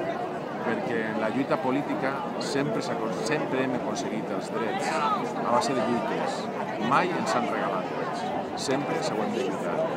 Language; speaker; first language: Catalan; native; Catalan